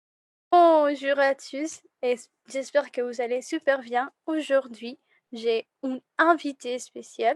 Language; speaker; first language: French; non-native, fluent; Spanish